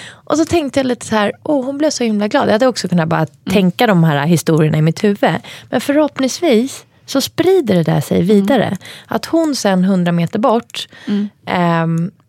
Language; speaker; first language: Swedish; native; Swedish